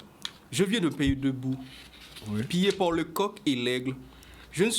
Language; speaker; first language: French; non-native, local second language; Haitian Creole